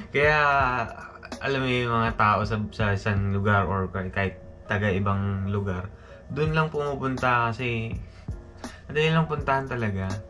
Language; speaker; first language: Filipino; native; Filipino